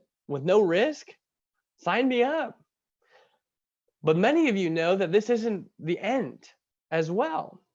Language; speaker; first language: English; native; English